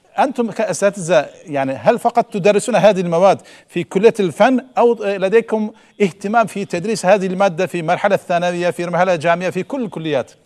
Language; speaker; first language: Arabic; non-native, fluent; Turkish